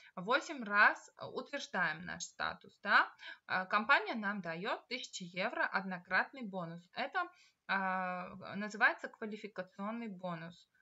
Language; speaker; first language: Russian; non-native, local second language; Armenian